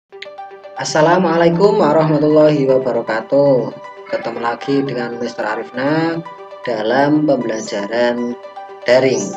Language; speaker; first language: Indonesian; native; Indonesian